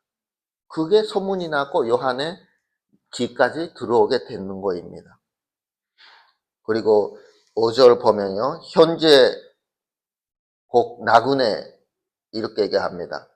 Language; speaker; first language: Korean; early bilingual, heritage; Korean